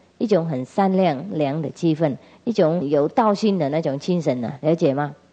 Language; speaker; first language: Chinese; non-native, fluent; Vietnamese